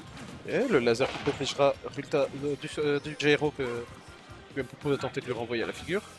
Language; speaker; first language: French; native; French